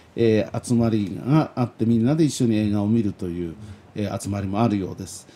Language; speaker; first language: Japanese; native; Japanese